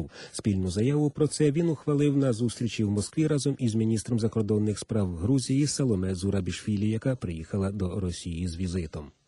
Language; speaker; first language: Ukrainian; native; Ukrainian